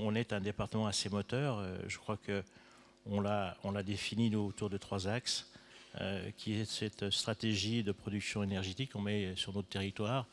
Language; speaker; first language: French; native; French